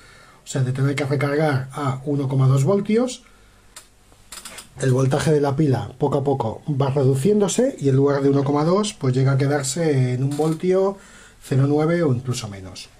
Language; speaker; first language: Spanish; native; Spanish